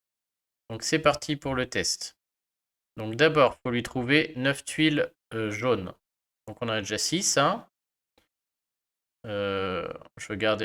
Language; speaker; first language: French; native; French